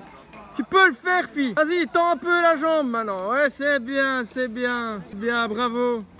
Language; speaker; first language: French; native; French